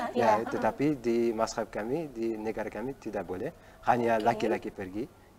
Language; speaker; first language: Indonesian; non-native, learner; Uzbek